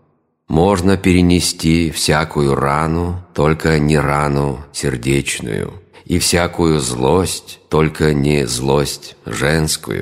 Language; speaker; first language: Russian; native; Russian